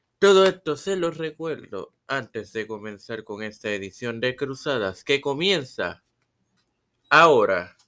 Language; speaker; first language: Spanish; native; Spanish